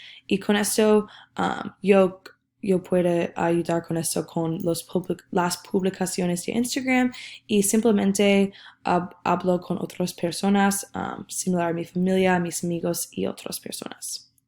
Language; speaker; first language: Spanish; non-native, learner; English